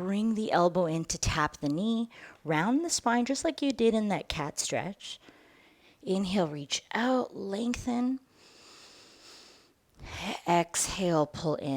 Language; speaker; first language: English; native; English